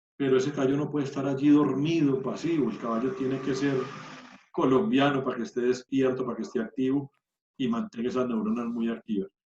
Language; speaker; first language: Spanish; native; Spanish